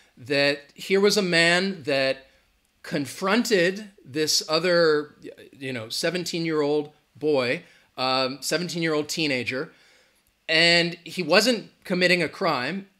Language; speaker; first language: English; native; English